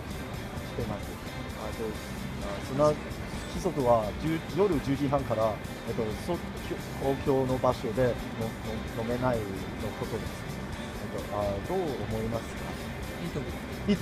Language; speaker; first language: Japanese; non-native, learner; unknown